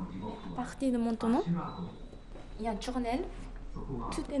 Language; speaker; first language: French; non-native, fluent; Japanese